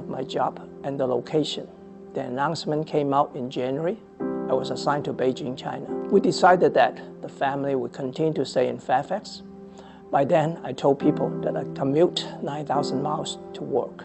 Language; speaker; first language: English; non-native, local second language; Cantonese